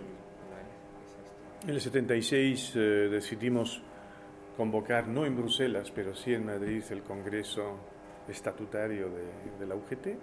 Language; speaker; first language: Spanish; early bilingual, heritage; Spanish